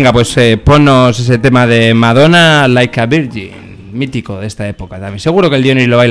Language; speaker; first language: Spanish; native; Spanish